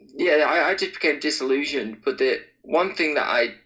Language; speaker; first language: English; native; English